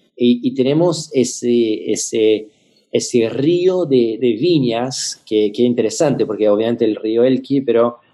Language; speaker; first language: Spanish; non-native, fluent; French